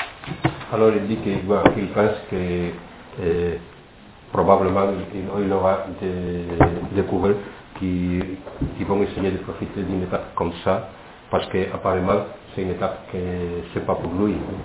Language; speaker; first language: French; non-native, fluent; Spanish